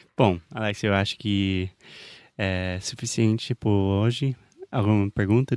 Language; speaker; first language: Portuguese; non-native, fluent; English